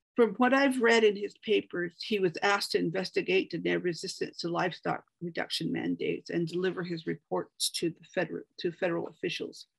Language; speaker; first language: English; native; English